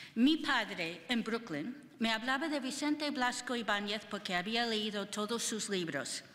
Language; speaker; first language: Spanish; non-native, fluent; English